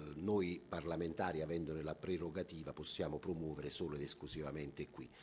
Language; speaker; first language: Italian; native; Italian